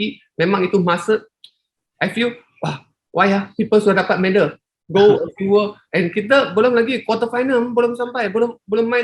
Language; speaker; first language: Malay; non-native, local second language; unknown